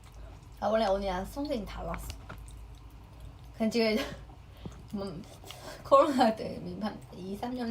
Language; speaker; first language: Korean; non-native, fluent; Chinese